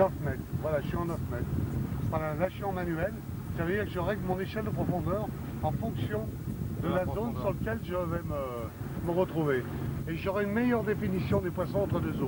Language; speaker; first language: French; native; French